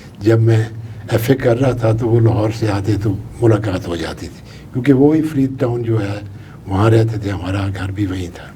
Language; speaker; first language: Urdu; non-native, local second language; Punjabi